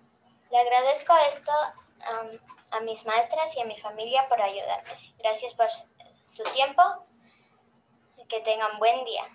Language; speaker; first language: Spanish; early bilingual, heritage; Spanish